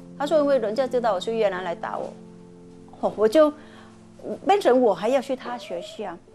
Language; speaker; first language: Chinese; non-native, fluent; Vietnamese